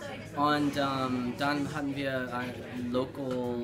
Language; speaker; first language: German; non-native, learner; English